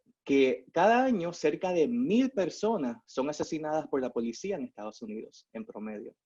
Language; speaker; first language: Spanish; native; Spanish